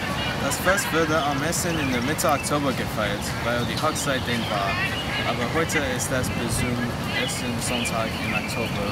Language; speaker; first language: German; non-native, learner; English